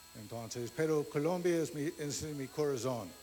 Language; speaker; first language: Spanish; non-native, learner; English